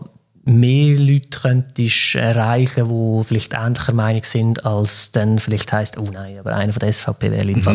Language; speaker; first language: German; native; German